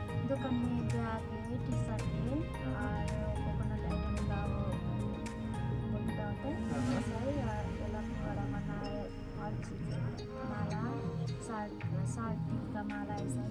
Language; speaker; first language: Hindi; non-native, learner; Nepali